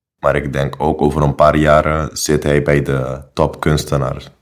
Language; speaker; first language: Dutch; non-native, local second language; Papiamento